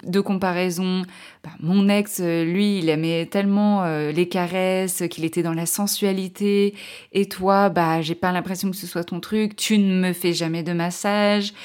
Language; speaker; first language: French; native; French